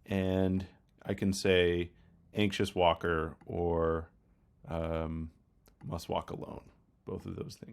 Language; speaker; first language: English; native; English